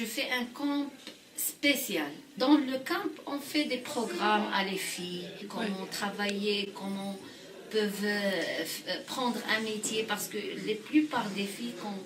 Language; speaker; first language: French; non-native, local second language; Arabic